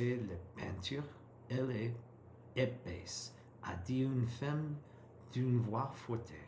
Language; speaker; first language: French; non-native, learner; English